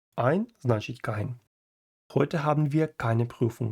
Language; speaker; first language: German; non-native, fluent; Ukrainian